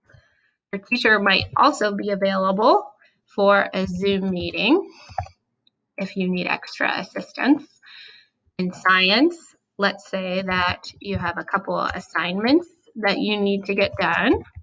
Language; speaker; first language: English; native; English